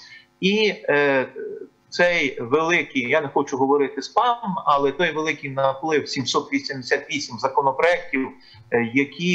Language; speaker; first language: Ukrainian; native; Ukrainian